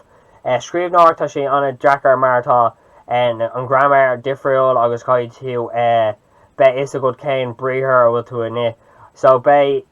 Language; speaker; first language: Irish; non-native, local second language; English